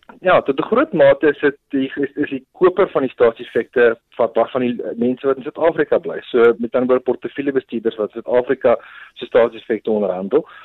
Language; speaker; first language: Afrikaans; native; Afrikaans